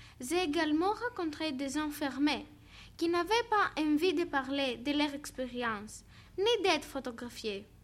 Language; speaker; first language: French; non-native, learner; Greek